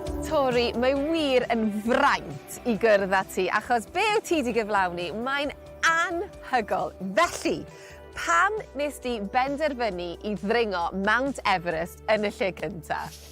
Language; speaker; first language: Welsh; native; Welsh